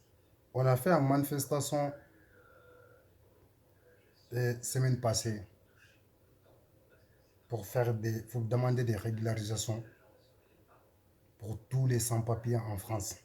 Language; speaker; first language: French; non-native, learner; Soninke